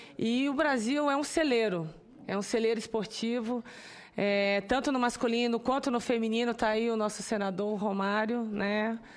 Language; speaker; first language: Portuguese; native; Portuguese